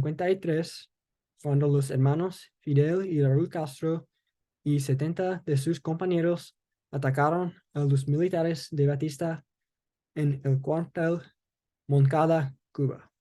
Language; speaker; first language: Spanish; non-native, learner; English